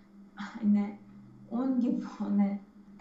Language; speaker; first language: German; non-native, learner; Romanian